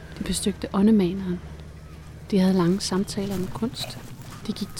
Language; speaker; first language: Danish; native; Danish